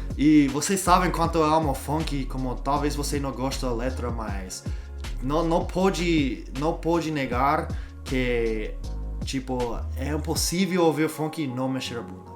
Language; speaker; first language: Portuguese; non-native, learner; English